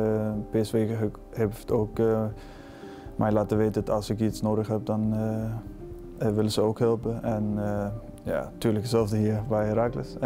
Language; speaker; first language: Dutch; non-native, fluent; Danish